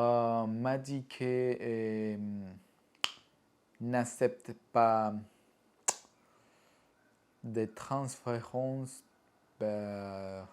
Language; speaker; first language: French; non-native, learner; Spanish